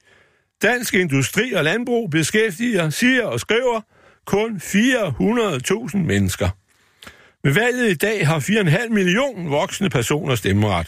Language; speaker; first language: Danish; native; Danish